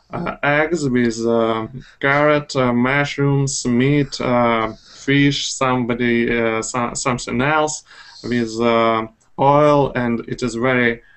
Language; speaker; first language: English; non-native, fluent; Russian